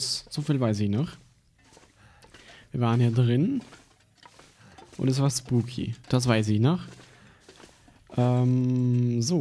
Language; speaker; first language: German; native; German